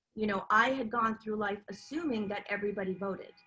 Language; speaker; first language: English; native; English